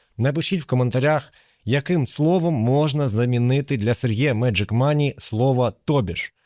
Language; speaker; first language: Ukrainian; native; Ukrainian